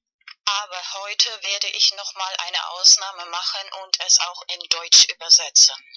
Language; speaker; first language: German; non-native, fluent; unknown